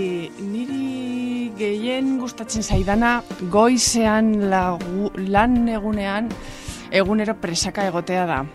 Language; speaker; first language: Basque; non-native, local second language; Spanish